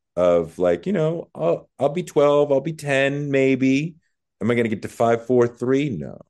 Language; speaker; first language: English; native; English